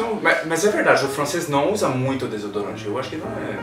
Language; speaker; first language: Portuguese; non-native, fluent; French